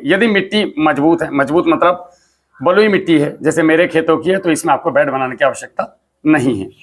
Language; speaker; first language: Hindi; native; Hindi